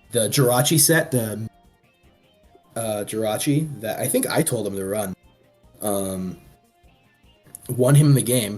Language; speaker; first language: English; native; English